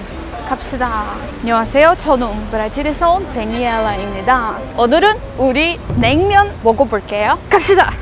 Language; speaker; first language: Korean; non-native, learner; Portuguese